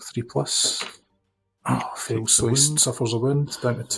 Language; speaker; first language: English; native; English